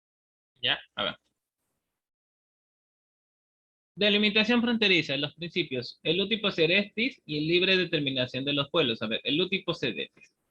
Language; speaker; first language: Spanish; native; Spanish